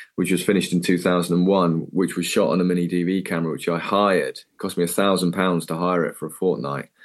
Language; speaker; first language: English; native; English